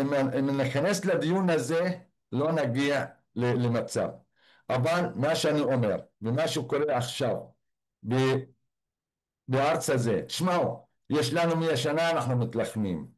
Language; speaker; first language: Hebrew; non-native, local second language; Arabic